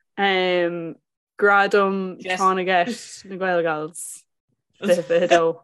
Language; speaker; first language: Irish; non-native, local second language; English